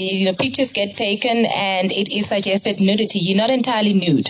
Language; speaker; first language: English; non-native, local second language; Zulu